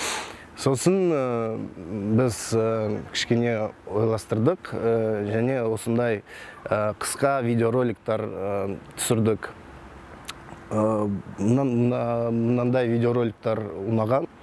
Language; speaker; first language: Kazakh; non-native, local second language; Russian